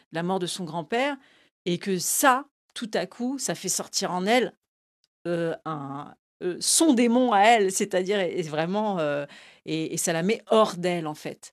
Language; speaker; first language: French; native; French